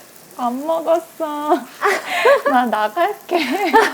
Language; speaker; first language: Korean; early bilingual, heritage; Korean